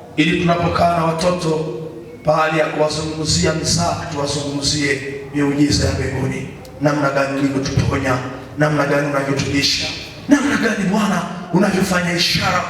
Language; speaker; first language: Swahili; native; Swahili